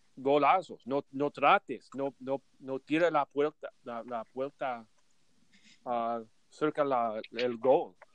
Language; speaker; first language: Spanish; non-native, learner; English